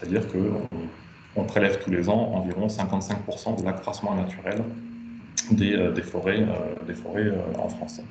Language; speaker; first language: French; native; French